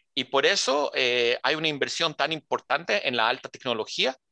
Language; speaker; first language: Spanish; early bilingual, heritage; Spanish